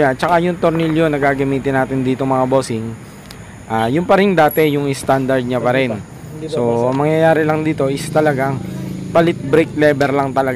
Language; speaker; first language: Filipino; native; Filipino